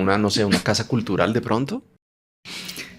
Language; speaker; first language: Spanish; native; Spanish